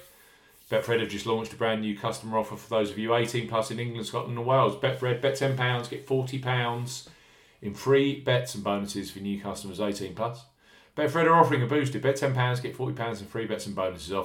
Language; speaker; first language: English; native; English